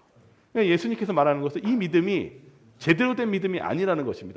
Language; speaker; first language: Korean; native; Korean